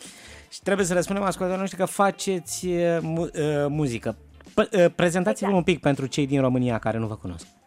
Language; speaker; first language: Romanian; native; Romanian